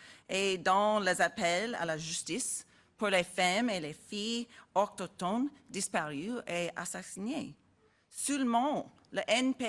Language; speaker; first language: French; non-native, learner; English